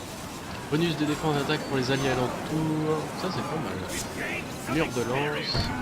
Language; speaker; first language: French; native; French